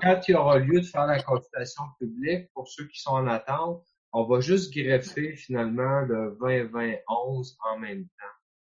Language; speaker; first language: French; native; French